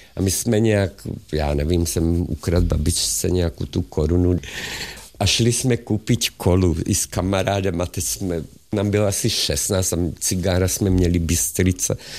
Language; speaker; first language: Czech; non-native, local second language; Hungarian